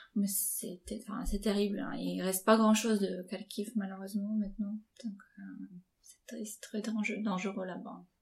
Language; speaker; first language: French; non-native, fluent; Ukrainian